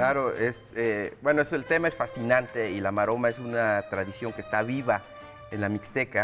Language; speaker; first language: Spanish; native; Spanish